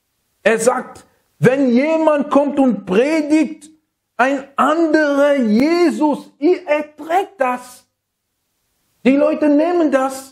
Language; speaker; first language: German; non-native, learner; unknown